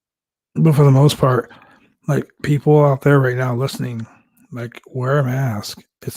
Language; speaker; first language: English; native; English